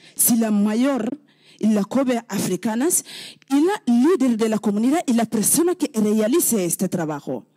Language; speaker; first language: Spanish; non-native, learner; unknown